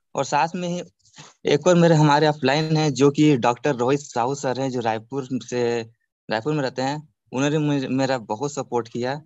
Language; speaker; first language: Hindi; native; Hindi